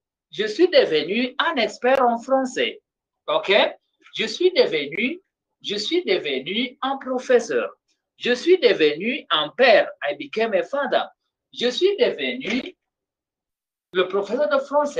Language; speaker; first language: French; non-native, fluent; Swahili